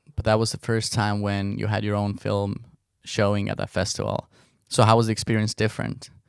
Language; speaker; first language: English; non-native, fluent; Estonian